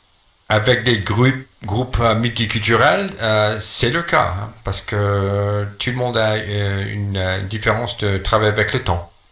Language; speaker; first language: French; non-native, fluent; English